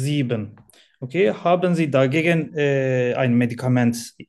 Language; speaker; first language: German; non-native, learner; Turkish